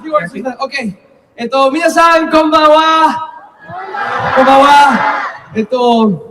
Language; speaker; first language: Japanese; non-native, learner; Spanish